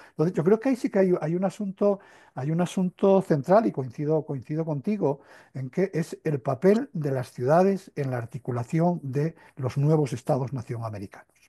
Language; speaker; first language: Spanish; native; Spanish